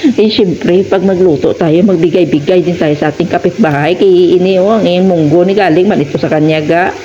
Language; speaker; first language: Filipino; non-native, local second language; Hiligaynon